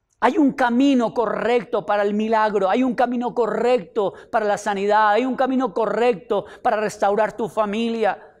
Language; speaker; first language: Spanish; native; Spanish